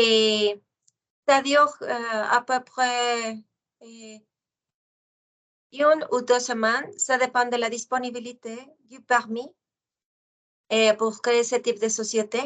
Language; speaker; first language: French; non-native, fluent; Spanish